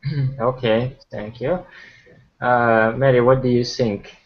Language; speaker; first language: English; non-native, fluent; Ukrainian